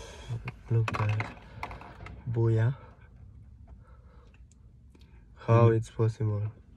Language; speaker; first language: English; non-native, learner; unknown